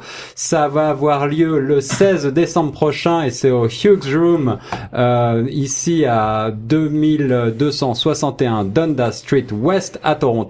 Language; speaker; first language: French; native; French